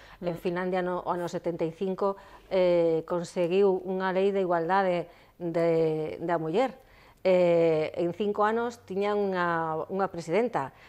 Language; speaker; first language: Galician; non-native, local second language; Spanish